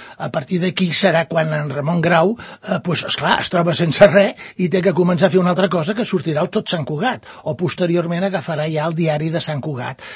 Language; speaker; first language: Catalan; non-native, local second language; Spanish